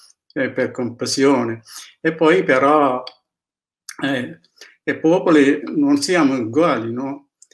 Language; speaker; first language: Italian; non-native, learner; Sinhala